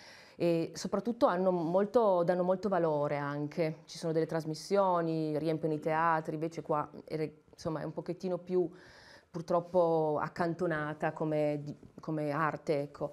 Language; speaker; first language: Italian; native; Italian